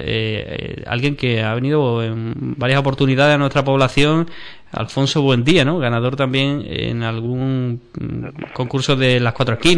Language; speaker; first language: Spanish; native; Spanish